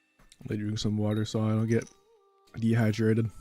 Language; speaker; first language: English; native; English